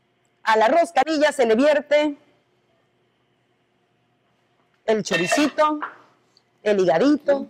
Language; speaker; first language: Spanish; native; Spanish